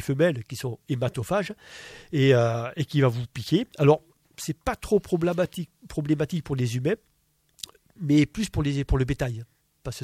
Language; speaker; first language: French; native; French